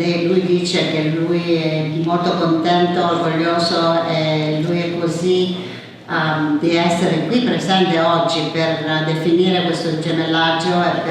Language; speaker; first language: Italian; early bilingual, heritage; English